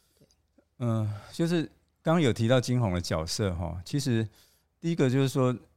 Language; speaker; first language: Chinese; native; Chinese